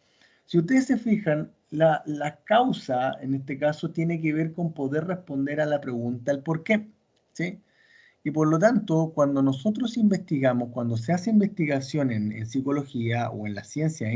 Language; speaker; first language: Spanish; native; Spanish